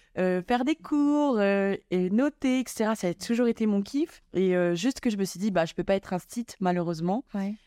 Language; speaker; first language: French; non-native, local second language; Malagasy